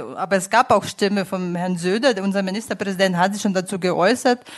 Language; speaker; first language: German; non-native, fluent; Italian